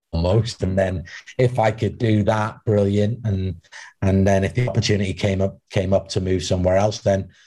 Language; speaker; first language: English; native; English